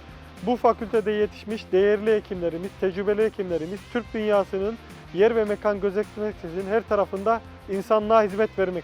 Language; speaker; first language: Turkish; native; Turkish